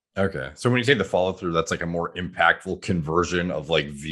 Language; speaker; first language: English; native; English